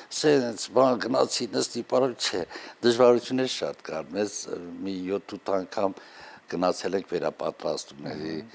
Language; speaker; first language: Armenian; non-native, local second language; Kurdish